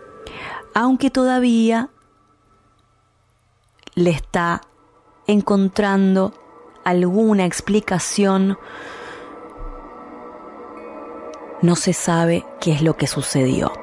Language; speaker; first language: Spanish; native; Spanish